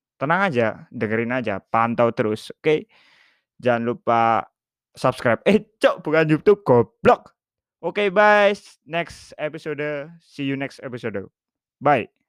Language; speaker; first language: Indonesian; native; Indonesian